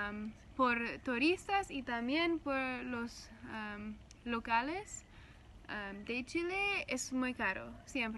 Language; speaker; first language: Spanish; non-native, learner; English